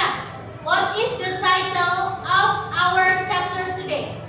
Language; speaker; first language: English; non-native, local second language; Indonesian